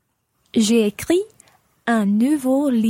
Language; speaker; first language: French; non-native, learner; English